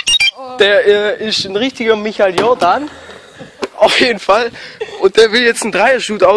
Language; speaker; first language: German; native; German